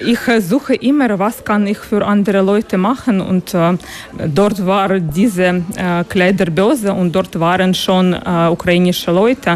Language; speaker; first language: German; non-native, learner; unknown